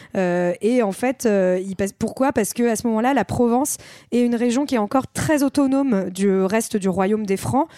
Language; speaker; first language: French; native; French